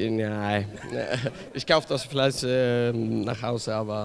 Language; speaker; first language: German; non-native, learner; Swedish